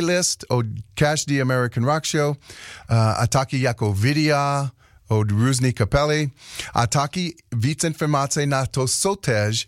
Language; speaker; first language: Czech; non-native, learner; English